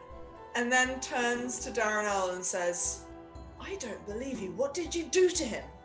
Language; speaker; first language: English; native; English